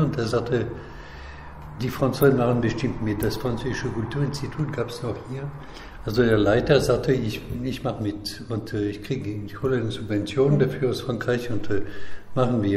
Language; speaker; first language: German; non-native, fluent; French